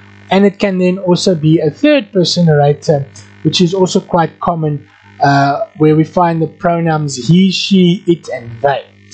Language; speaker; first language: English; non-native, local second language; Afrikaans